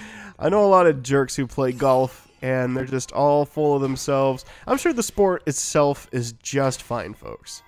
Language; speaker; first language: English; native; English